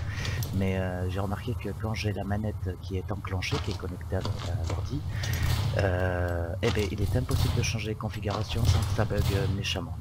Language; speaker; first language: French; native; French